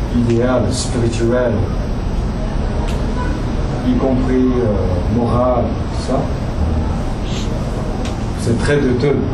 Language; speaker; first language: French; non-native, fluent; Japanese